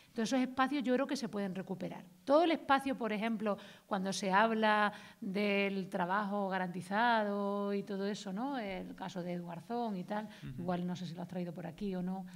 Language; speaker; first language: Spanish; native; Spanish